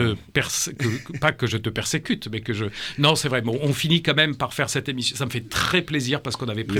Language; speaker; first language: French; native; French